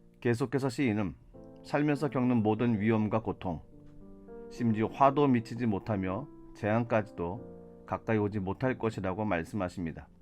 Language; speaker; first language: Korean; native; Korean